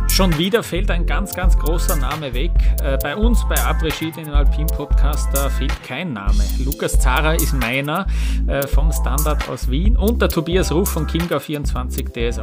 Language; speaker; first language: German; native; German